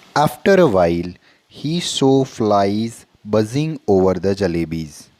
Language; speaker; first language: English; non-native, local second language; Gujarati